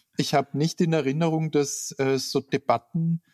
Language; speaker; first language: German; native; German